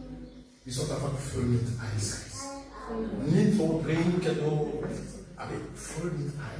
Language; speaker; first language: German; non-native, learner; French